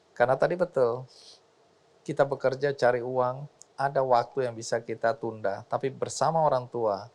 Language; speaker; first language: Indonesian; native; Indonesian